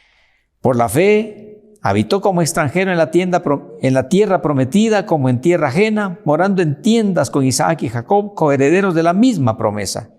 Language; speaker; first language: Spanish; native; Spanish